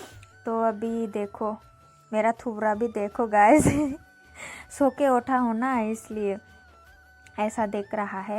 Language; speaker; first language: Hindi; non-native, local second language; Kok Borok